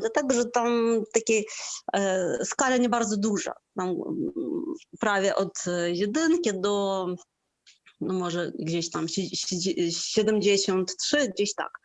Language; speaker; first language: Polish; non-native, fluent; Ukrainian